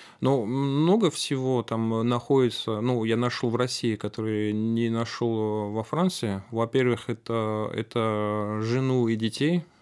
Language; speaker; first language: Russian; non-native, fluent; French